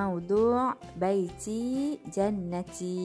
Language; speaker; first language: Arabic; non-native, fluent; Malay